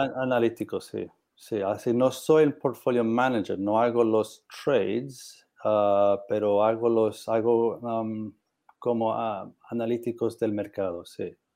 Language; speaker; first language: Spanish; non-native, learner; English